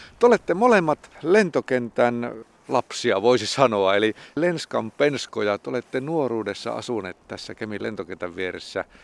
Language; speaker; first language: Finnish; native; Finnish